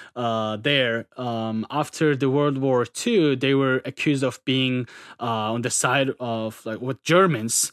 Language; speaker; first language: English; non-native, fluent; Adyghe